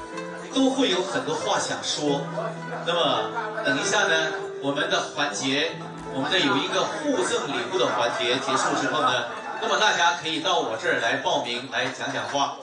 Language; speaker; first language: Chinese; native; Chinese